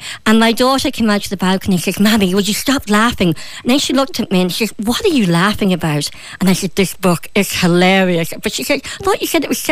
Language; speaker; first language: English; native; English